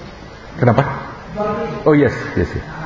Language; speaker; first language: English; non-native, fluent; Indonesian